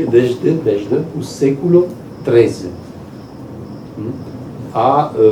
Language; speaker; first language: Portuguese; non-native, learner; Italian